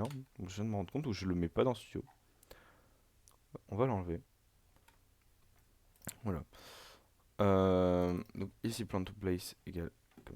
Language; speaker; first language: French; native; French